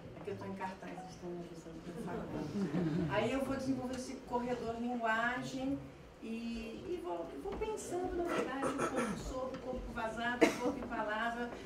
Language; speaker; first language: Portuguese; native; Portuguese